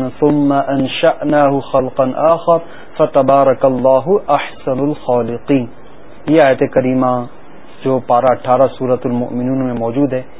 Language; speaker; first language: Urdu; native; Urdu